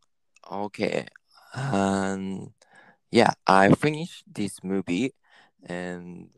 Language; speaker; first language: English; non-native, learner; Japanese